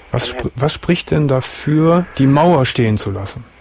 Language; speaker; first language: German; native; German